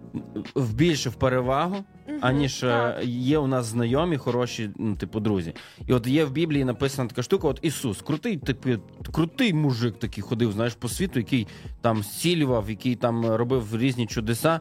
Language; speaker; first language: Ukrainian; native; Ukrainian